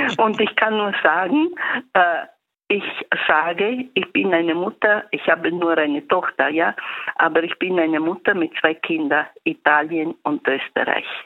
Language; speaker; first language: German; early bilingual, other home language; Italian